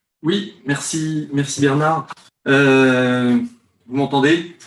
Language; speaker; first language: French; native; French